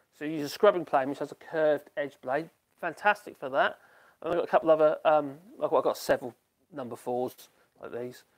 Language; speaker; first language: English; native; English